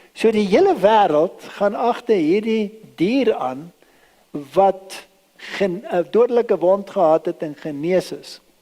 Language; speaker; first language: Afrikaans; early bilingual, other home language; German